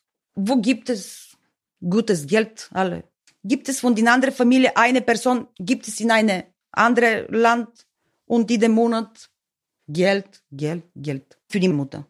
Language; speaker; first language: German; non-native, learner; Bulgarian